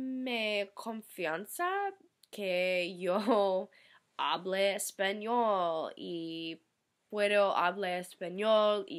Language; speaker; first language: Spanish; non-native, learner; English